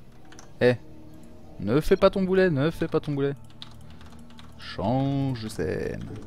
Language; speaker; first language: French; native; French